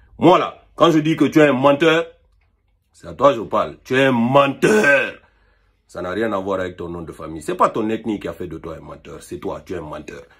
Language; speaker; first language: French; non-native, local second language; Fula